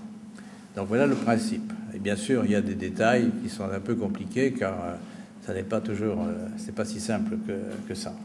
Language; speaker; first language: French; native; French